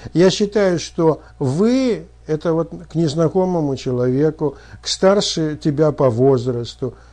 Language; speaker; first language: Russian; native; Russian